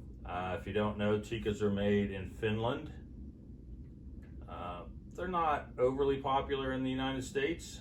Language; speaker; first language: English; native; English